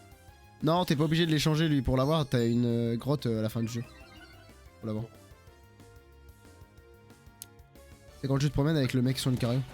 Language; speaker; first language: French; native; French